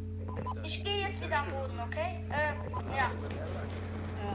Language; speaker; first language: German; non-native, fluent; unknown